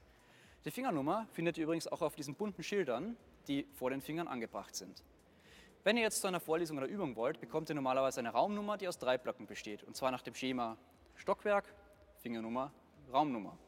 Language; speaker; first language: German; native; German